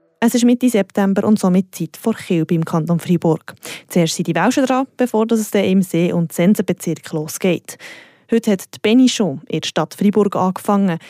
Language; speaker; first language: German; native; German